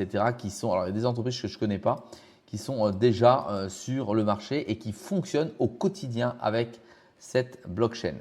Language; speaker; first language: French; native; French